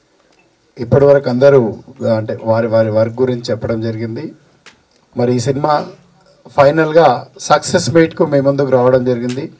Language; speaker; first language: Telugu; native; Telugu